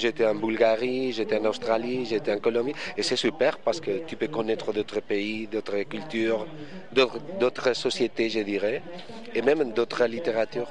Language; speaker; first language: French; non-native, fluent; Spanish